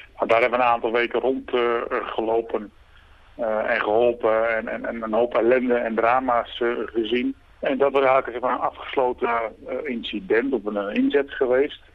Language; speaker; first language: Dutch; native; Dutch